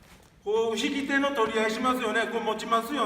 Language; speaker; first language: Japanese; native; Japanese